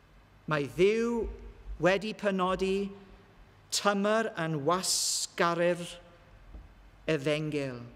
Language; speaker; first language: Welsh; non-native, learner; English